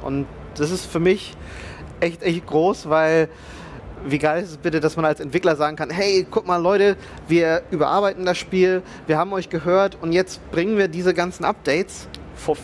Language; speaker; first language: German; native; German